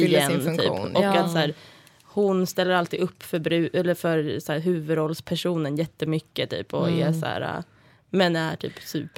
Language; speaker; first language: Swedish; native; Swedish